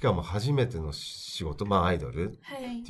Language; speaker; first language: Japanese; native; Japanese